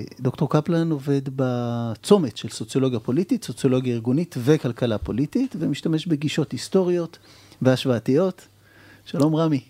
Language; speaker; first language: Hebrew; native; Hebrew